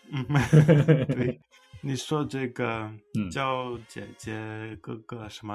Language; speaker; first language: Chinese; early bilingual, heritage; Chinese